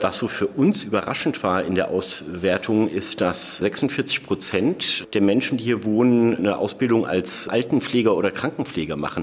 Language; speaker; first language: German; native; German